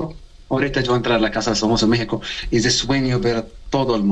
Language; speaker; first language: Spanish; non-native, learner; Arabic